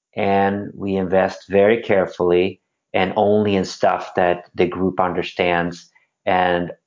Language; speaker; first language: English; non-native, fluent; Swedish